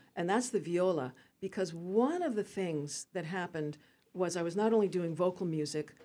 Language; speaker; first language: English; early bilingual, other home language; French